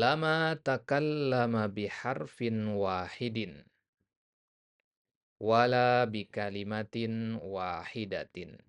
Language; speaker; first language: Arabic; non-native, fluent; Indonesian